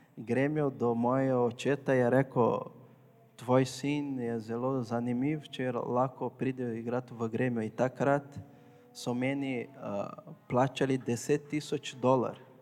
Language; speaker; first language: Slovenian; non-native, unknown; Portuguese